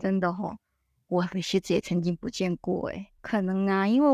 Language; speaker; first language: Chinese; native; Chinese